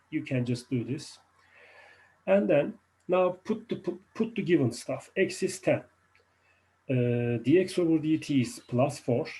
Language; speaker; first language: English; non-native, fluent; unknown